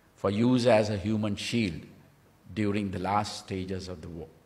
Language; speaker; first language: English; non-native, local second language; Sinhala